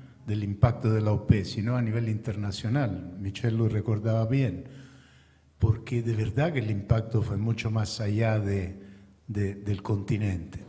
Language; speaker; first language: Spanish; non-native, fluent; Italian